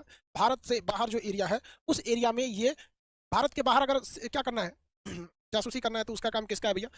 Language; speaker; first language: Hindi; native; Hindi